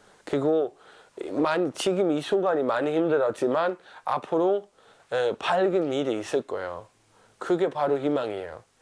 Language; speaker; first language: Korean; non-native, fluent; Danish